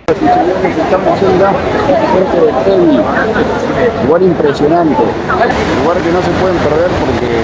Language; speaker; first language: Spanish; native; Spanish